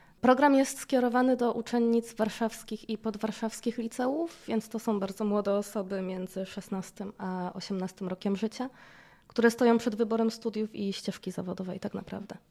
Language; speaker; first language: Polish; native; Polish